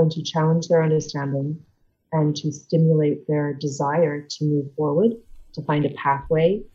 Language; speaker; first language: English; native; English